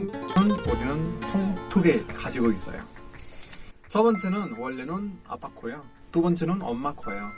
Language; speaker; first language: Korean; non-native, fluent; Spanish